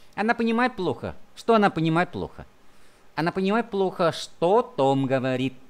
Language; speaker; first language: Russian; non-native, fluent; Vietnamese